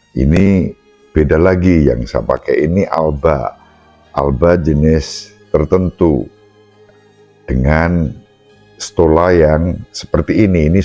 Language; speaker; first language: Indonesian; native; Indonesian